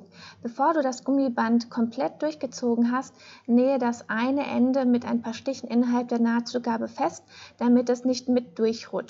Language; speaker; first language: German; native; German